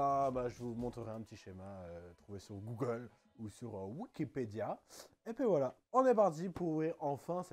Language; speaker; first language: French; native; French